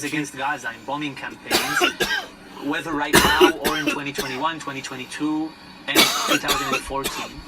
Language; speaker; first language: English; non-native, fluent; Hebrew